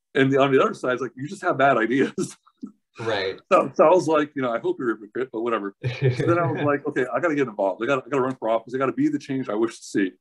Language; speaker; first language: English; native; English